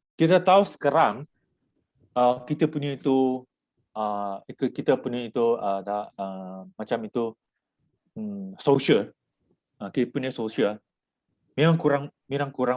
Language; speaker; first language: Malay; non-native, local second language; Chinese